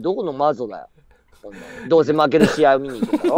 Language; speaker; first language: Japanese; native; Japanese